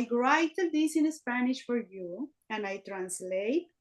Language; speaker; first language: English; non-native, learner; Spanish